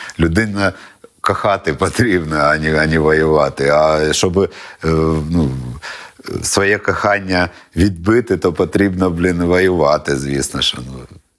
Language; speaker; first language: Ukrainian; non-native, local second language; Russian